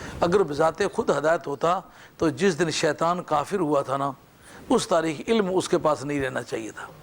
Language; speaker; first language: Urdu; non-native, local second language; Punjabi